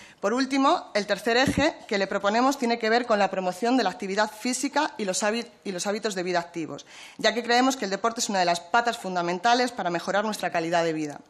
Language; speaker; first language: Spanish; native; Spanish